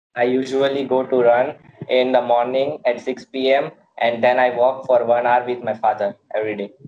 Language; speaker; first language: English; non-native, local second language; Gujarati